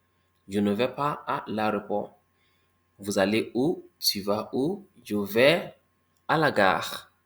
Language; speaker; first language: French; non-native, fluent; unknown